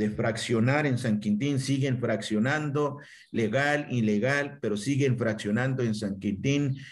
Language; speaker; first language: Spanish; non-native, local second language; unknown